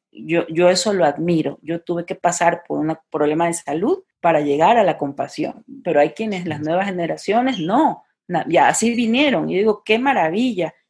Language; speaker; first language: Spanish; native; Spanish